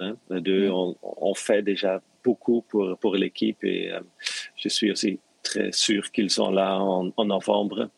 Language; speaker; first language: French; non-native, local second language; Dutch